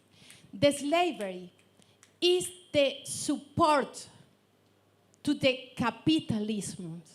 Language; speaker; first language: English; non-native, learner; Spanish